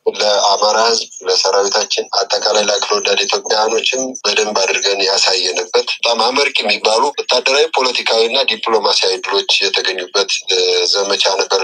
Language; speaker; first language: Amharic; native; Amharic